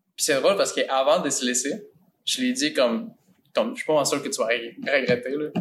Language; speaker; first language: French; early bilingual, other home language; Spanish